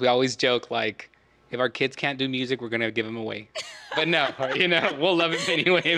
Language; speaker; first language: English; early bilingual, other home language; Spanish